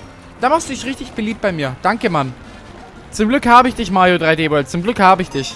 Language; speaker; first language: German; native; German